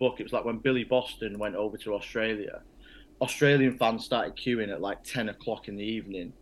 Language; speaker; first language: English; native; English